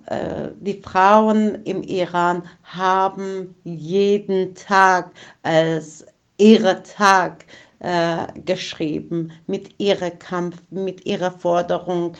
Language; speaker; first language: German; non-native, fluent; Persian